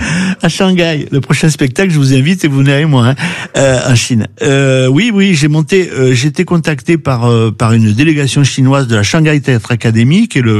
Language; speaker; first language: French; native; French